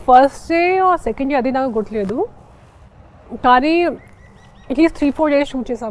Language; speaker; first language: Telugu; non-native, local second language; Hindi